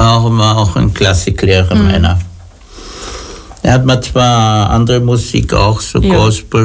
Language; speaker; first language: German; native; German